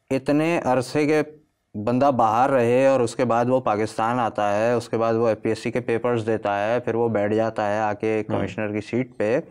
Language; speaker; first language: Urdu; native; Urdu